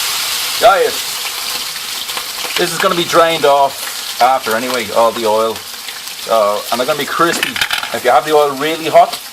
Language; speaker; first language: English; native; English